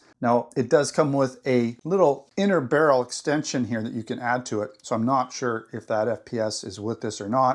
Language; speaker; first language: English; native; English